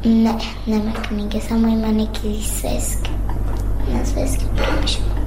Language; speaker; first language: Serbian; non-native, learner; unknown